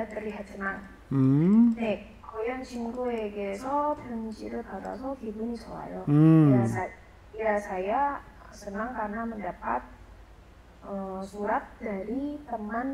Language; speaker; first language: Korean; non-native, learner; Indonesian